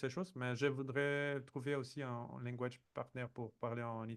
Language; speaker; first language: French; non-native, fluent; Portuguese